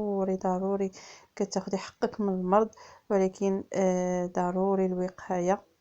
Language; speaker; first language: Arabic; native; Arabic